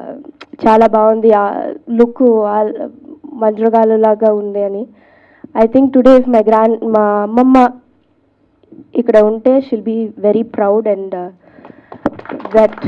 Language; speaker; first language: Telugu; non-native, learner; Tamil